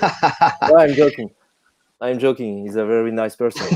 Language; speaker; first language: English; non-native, fluent; French